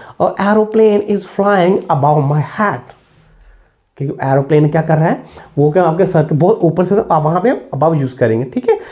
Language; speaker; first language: Hindi; native; Hindi